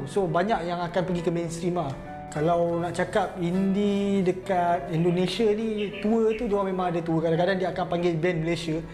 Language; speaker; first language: Malay; native; Malay